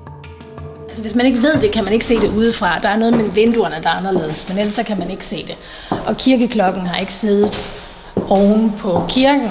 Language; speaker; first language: Danish; native; Danish